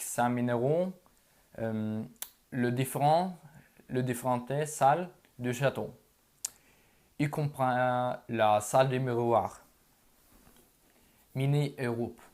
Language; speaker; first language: French; non-native, learner; Norwegian